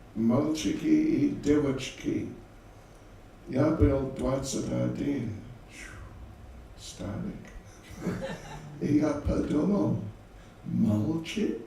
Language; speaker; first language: Russian; non-native, learner; English